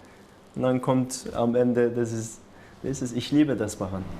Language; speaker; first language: German; non-native, learner; Turkish